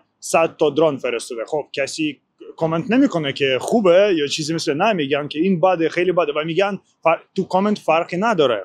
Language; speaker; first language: Persian; non-native, learner; Ukrainian